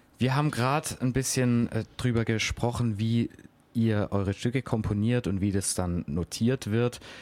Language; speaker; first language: German; native; German